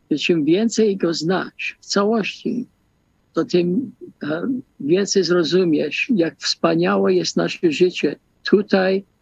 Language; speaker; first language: Polish; early bilingual, heritage; Polish